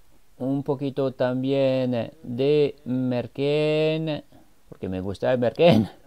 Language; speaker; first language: Spanish; non-native, fluent; French